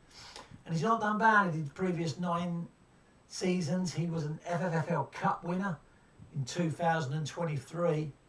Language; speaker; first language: English; native; English